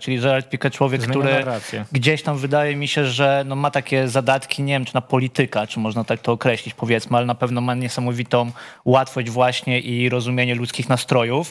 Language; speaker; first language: Polish; native; Polish